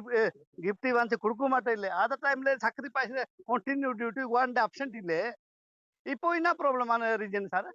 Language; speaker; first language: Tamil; non-native, learner; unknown